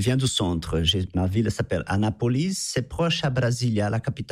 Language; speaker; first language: French; non-native, fluent; Portuguese